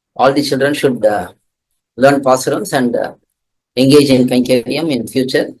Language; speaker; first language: English; non-native, local second language; Tamil